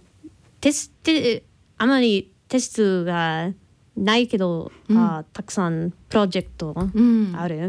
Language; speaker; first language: Japanese; non-native, learner; English